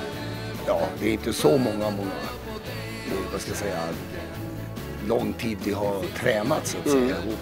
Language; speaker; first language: Swedish; native; Swedish